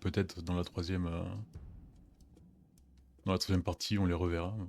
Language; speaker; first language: French; native; French